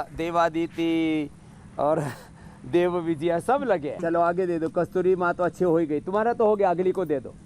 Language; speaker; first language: Hindi; native; Hindi